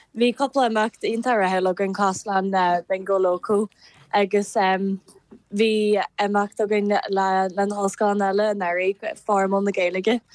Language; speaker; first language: Irish; native; Irish